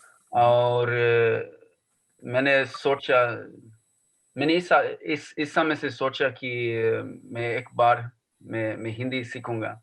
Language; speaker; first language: Hindi; non-native, learner; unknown